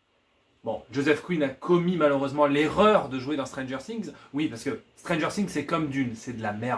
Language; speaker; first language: French; native; French